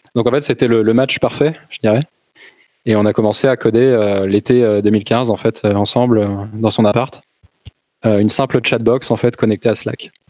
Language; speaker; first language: French; native; French